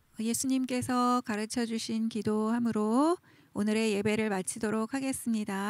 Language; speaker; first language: Korean; native; Korean